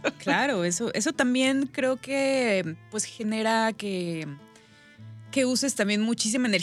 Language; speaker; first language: Spanish; native; Spanish